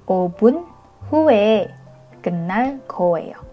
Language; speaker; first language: Korean; non-native, fluent; Indonesian